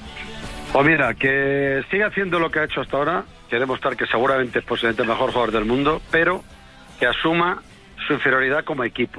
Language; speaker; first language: Spanish; native; Spanish